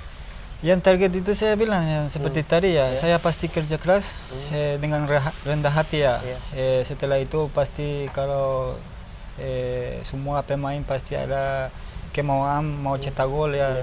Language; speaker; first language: Indonesian; non-native, learner; Spanish